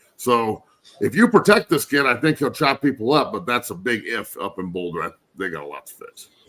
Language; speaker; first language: English; native; English